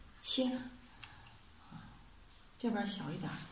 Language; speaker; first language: Chinese; native; Chinese